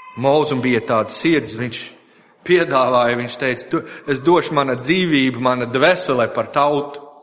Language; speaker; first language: Latvian; non-native, fluent; English